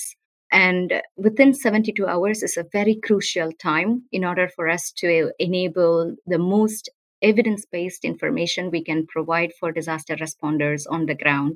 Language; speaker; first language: English; non-native, local second language; Tamil